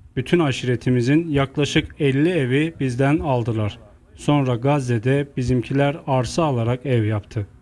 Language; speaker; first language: Turkish; non-native, fluent; Arabic